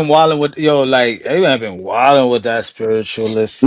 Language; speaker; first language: English; native; English